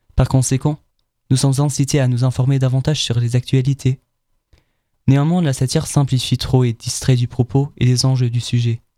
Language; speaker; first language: French; non-native, fluent; German